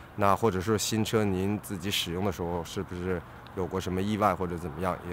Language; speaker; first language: Chinese; native; Chinese